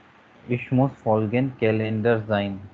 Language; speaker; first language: German; non-native, learner; Hindi